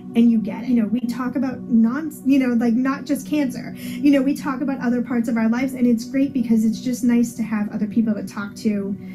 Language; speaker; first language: English; native; English